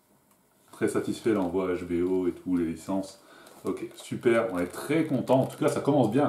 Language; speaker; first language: French; native; French